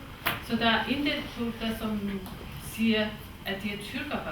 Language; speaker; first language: Danish; non-native, fluent; Kurdish